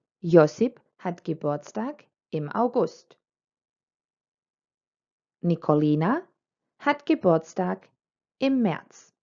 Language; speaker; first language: German; non-native, fluent; Croatian